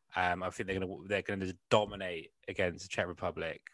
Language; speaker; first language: English; native; English